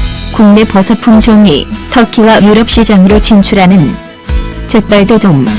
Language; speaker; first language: Korean; native; Korean